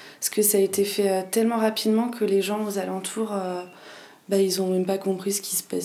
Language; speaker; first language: French; native; French